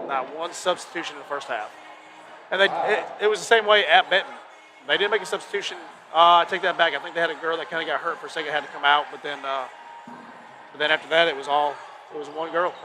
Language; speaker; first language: English; native; English